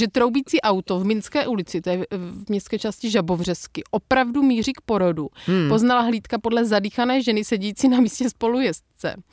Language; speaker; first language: Czech; native; Czech